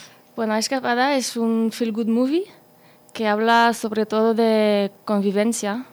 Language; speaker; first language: Spanish; non-native, fluent; French